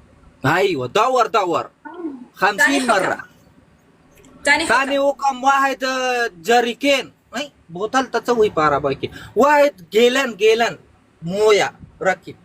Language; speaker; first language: Arabic; non-native, learner; Pashto